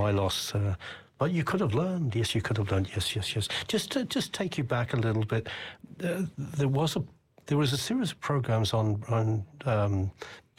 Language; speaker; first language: English; native; English